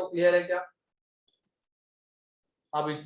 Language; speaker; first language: Hindi; native; Hindi